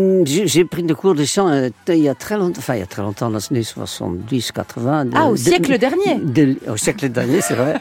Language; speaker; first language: French; non-native, fluent; Dutch